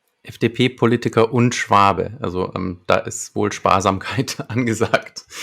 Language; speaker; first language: German; native; German